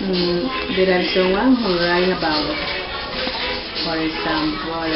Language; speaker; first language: English; non-native, learner; Spanish